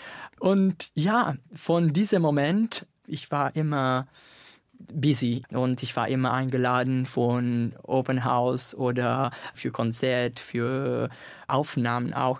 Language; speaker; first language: German; non-native, fluent; Italian